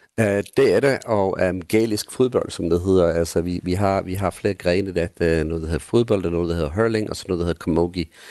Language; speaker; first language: Danish; non-native, fluent; English